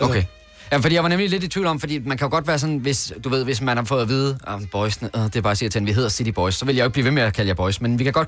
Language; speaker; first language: Danish; native; Danish